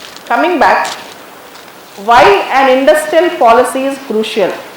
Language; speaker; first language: English; non-native, local second language; Telugu